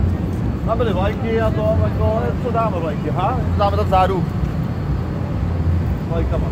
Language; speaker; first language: Czech; native; Czech